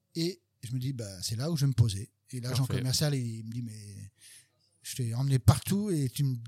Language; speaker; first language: French; native; French